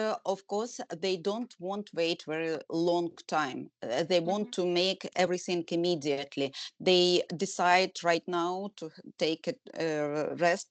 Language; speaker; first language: English; non-native, learner; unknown